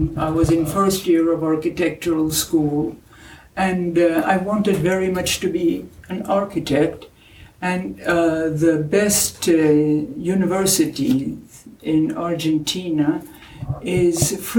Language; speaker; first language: English; non-native, fluent; Spanish